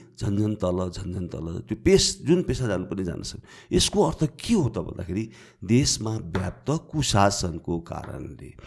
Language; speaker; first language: Nepali; native; Nepali